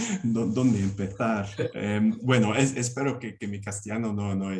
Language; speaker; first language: Spanish; non-native, fluent; English